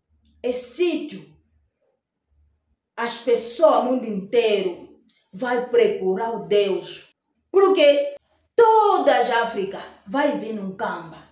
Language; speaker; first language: Portuguese; non-native, fluent; Lingala